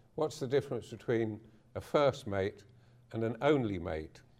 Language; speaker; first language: English; native; English